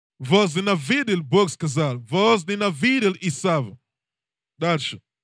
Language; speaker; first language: Russian; non-native, learner; English